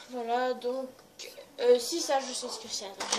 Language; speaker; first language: French; native; French